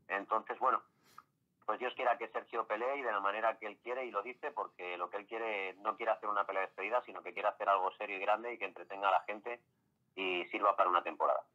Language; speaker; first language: Spanish; native; Spanish